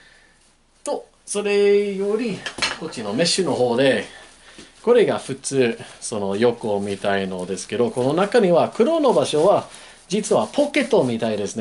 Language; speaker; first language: Japanese; non-native, learner; English